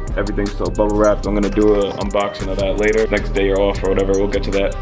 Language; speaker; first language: English; native; English